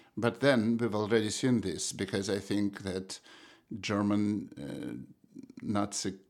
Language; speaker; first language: English; non-native, fluent; Russian